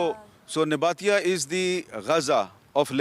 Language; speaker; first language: English; non-native, local second language; Urdu